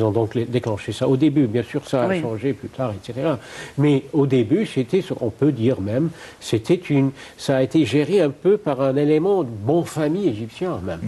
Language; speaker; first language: French; non-native, fluent; Arabic